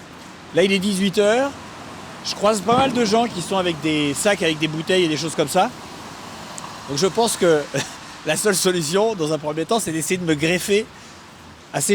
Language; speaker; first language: French; native; French